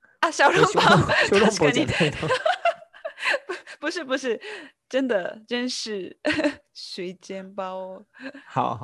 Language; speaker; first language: Chinese; non-native, learner; Japanese